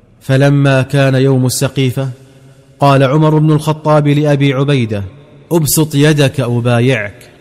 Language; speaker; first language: Arabic; native; Arabic